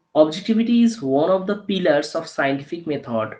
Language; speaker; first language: English; non-native, local second language; Bangla